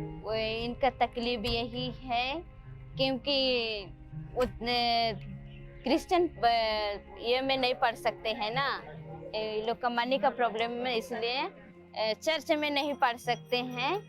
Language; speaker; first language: Hindi; non-native, local second language; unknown